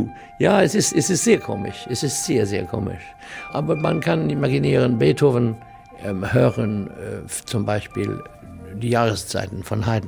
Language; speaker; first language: German; non-native, learner; English